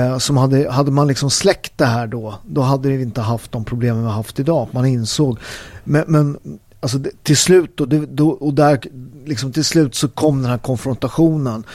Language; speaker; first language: Swedish; early bilingual, other home language; Italian